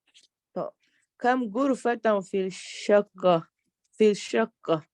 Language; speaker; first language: Arabic; non-native, learner; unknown